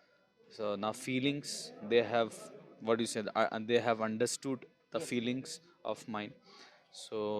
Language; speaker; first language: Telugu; non-native, local second language; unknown